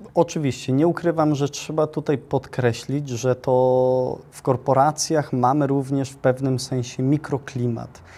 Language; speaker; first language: Polish; early bilingual, heritage; Polish